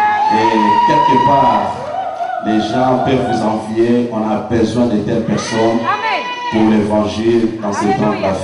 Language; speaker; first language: French; non-native, local second language; Lingala